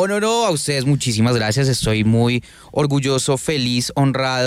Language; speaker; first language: Spanish; native; Spanish